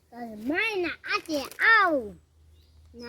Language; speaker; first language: German; early bilingual, other home language; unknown